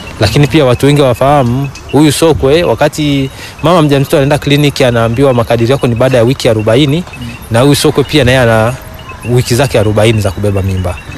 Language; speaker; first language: Swahili; native; Swahili